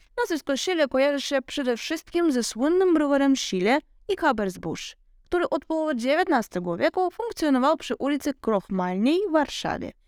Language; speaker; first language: Polish; non-native, learner; Ukrainian